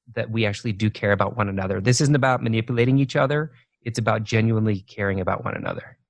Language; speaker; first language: English; native; English